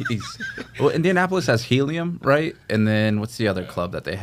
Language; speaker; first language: English; native; English